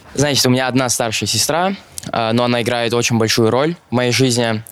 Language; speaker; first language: Russian; early bilingual, other home language; Arabic